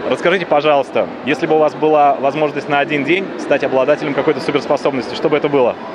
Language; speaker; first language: Russian; native; Russian